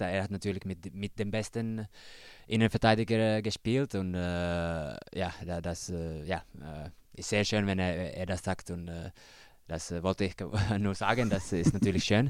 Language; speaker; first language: German; non-native, learner; Finnish